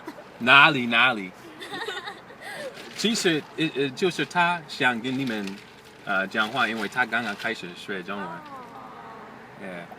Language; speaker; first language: Chinese; non-native, learner; English